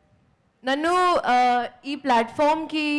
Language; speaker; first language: Telugu; non-native, local second language; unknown